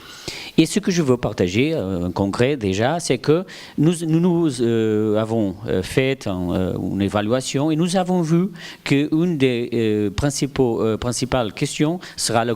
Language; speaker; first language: French; non-native, fluent; Portuguese